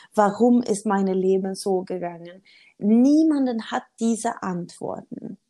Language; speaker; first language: German; non-native, learner; Swedish